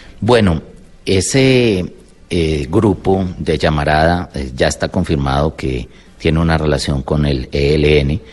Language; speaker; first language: Spanish; native; Spanish